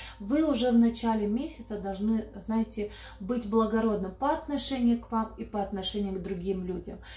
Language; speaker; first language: Russian; non-native, local second language; Romanian